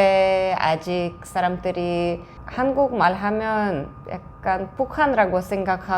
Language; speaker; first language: Korean; non-native, fluent; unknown